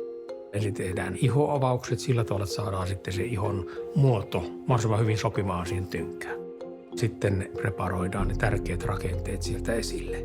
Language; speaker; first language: Finnish; native; Finnish